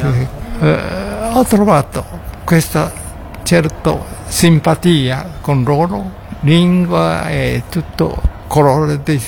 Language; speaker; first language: Italian; non-native, learner; Japanese